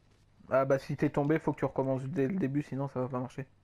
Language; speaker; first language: French; native; French